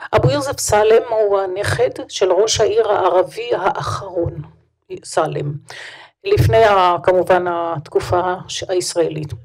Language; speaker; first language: Hebrew; native; Hebrew